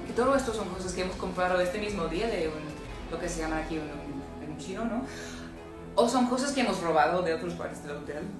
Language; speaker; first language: Spanish; non-native, fluent; English